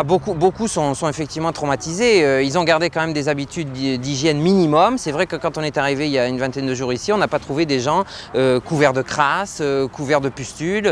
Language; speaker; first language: French; native; French